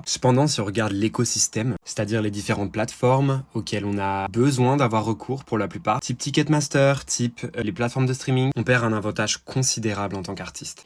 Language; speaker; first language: French; native; French